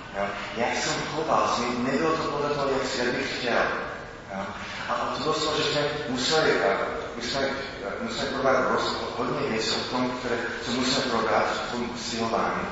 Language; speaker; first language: Czech; non-native, fluent; English